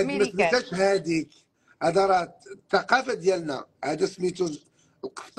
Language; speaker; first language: Arabic; native; Arabic